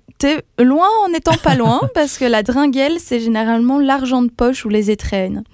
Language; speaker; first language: French; native; French